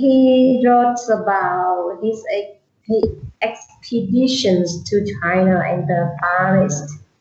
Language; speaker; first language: English; non-native, learner; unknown